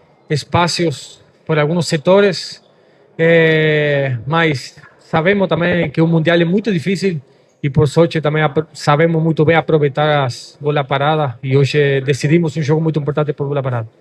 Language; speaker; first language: Portuguese; non-native, fluent; Spanish